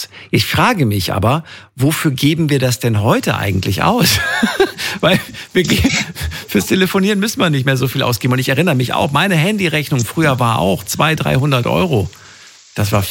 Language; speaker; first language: German; native; German